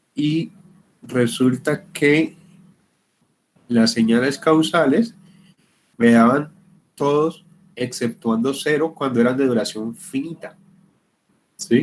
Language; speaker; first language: Spanish; native; Spanish